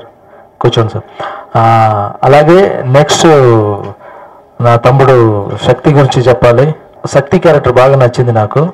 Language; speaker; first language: Telugu; non-native, local second language; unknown